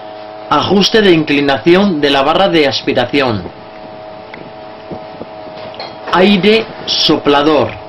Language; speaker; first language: Spanish; native; Spanish